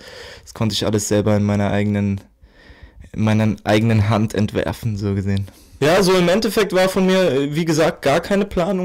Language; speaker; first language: German; native; German